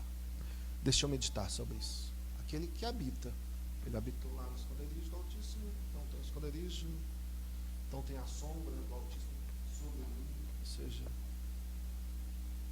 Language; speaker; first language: Portuguese; native; Portuguese